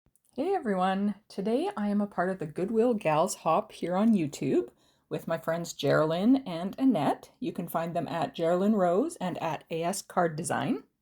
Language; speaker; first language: English; native; English